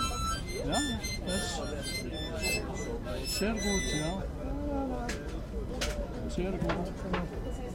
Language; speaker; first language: German; non-native, learner; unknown